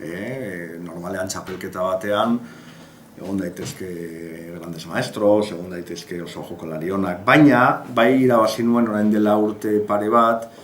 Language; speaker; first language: Basque; non-native, local second language; Spanish